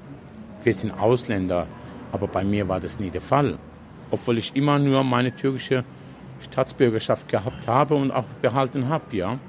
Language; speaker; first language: German; early bilingual, other home language; Turkish